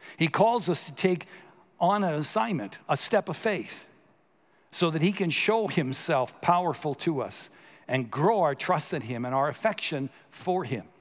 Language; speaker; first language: English; native; English